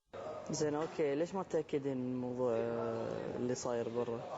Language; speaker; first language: Arabic; native; Arabic